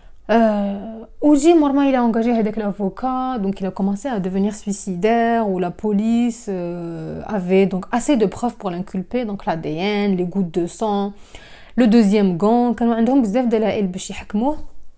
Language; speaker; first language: French; non-native, local second language; Arabic